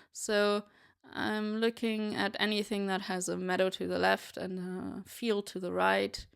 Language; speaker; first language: English; non-native, fluent; German